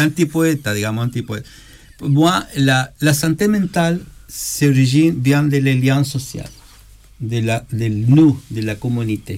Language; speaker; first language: French; non-native, learner; Spanish